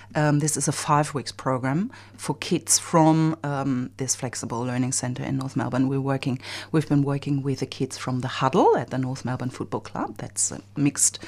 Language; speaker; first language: English; non-native, fluent; German